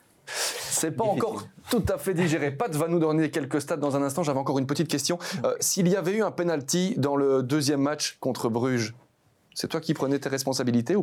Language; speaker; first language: French; native; French